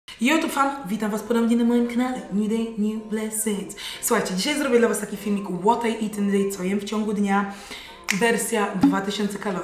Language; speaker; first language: Polish; native; Polish